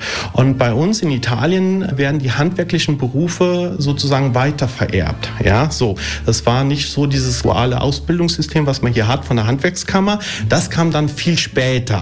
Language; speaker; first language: German; early bilingual, other home language; Italian